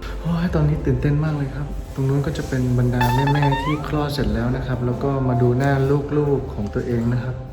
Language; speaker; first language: Thai; native; Thai